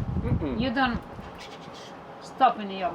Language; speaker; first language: English; non-native, learner; Spanish